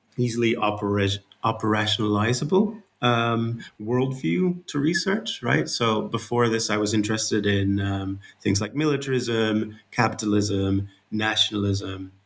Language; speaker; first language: English; non-native, fluent; Dutch